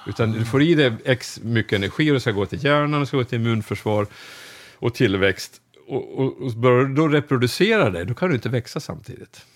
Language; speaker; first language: Swedish; native; Swedish